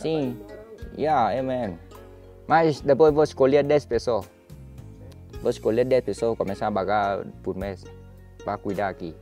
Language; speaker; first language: Portuguese; non-native, learner; Vietnamese